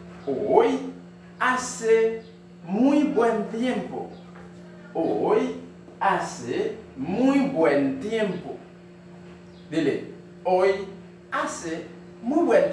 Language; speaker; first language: Spanish; non-native, learner; Haitian Creole